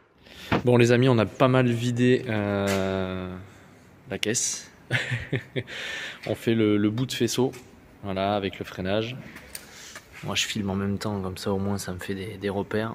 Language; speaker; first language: French; native; French